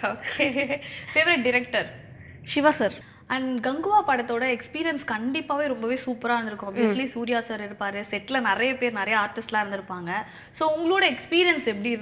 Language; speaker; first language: Tamil; native; Tamil